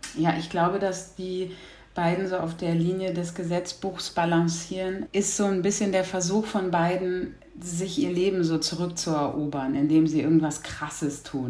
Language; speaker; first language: German; native; German